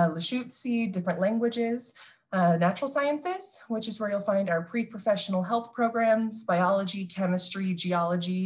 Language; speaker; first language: English; native; English